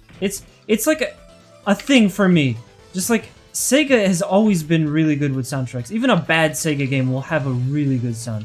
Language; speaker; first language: English; native; English